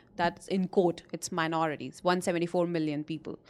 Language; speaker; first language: English; non-native, local second language; Hindi